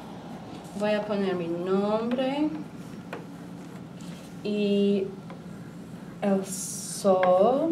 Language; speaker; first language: Spanish; non-native, learner; English